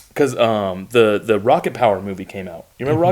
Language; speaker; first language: English; native; English